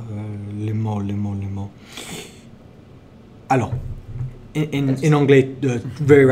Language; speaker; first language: French; non-native, learner; English